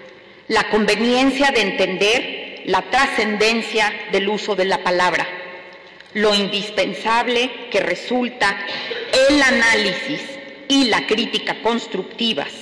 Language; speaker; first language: Spanish; native; Spanish